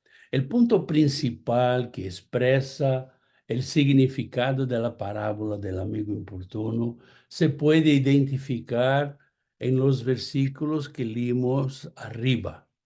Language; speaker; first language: Spanish; non-native, fluent; Portuguese